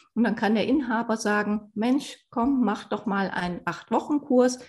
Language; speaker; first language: German; native; German